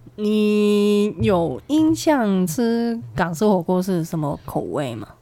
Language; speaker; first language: Chinese; non-native, local second language; Cantonese